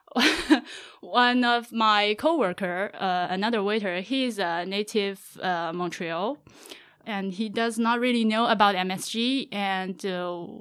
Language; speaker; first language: English; non-native, fluent; Chinese